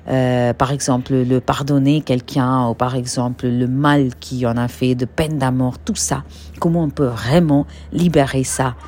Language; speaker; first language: French; non-native, learner; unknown